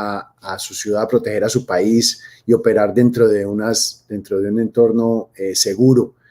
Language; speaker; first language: Spanish; native; Spanish